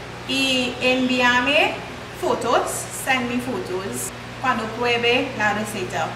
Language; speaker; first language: Spanish; non-native, learner; English